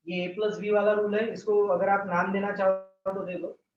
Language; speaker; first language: Hindi; non-native, local second language; Marathi